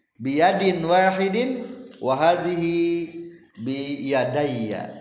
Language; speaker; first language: Arabic; non-native, fluent; Indonesian